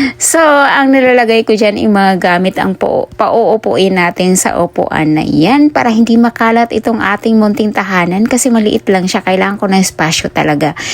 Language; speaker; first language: Filipino; non-native, local second language; Cebuano